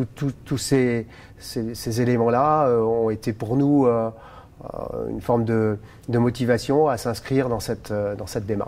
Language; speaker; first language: French; native; French